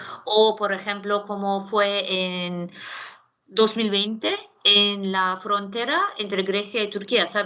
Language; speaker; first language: Spanish; non-native, fluent; Turkish